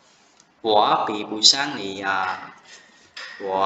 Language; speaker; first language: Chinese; non-native, fluent; Khmer